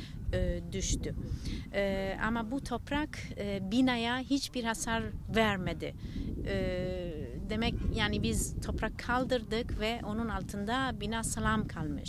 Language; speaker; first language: Turkish; non-native, learner; Italian